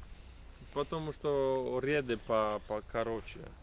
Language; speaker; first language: Russian; non-native, fluent; Polish